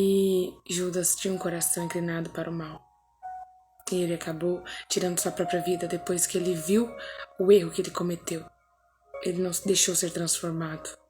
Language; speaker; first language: Portuguese; native; Portuguese